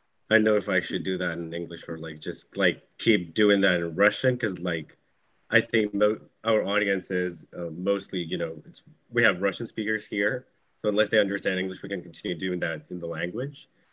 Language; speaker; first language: English; non-native, fluent; Russian